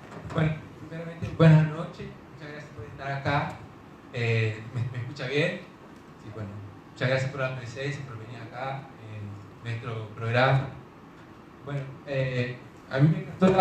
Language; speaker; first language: Spanish; non-native, fluent; Portuguese